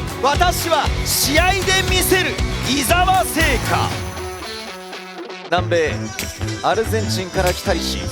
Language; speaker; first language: Japanese; native; Japanese